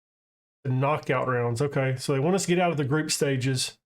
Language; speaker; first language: English; native; English